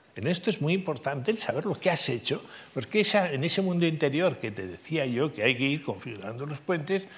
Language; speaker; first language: Spanish; native; Spanish